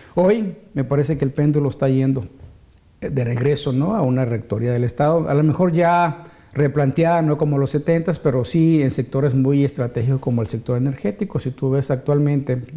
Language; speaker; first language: Spanish; native; Spanish